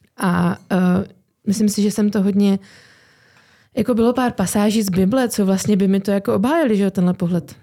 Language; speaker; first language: Czech; native; Czech